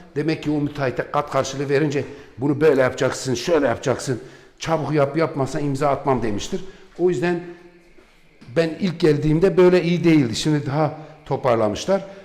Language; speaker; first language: Turkish; non-native, local second language; Kurdish